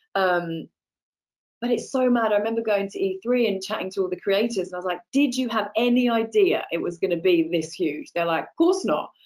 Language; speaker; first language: English; native; English